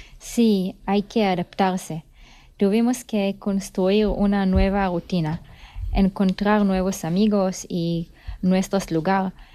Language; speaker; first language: Spanish; non-native, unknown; Hebrew